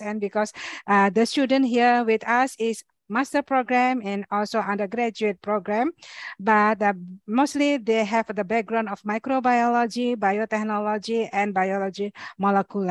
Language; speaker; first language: English; non-native, learner; Indonesian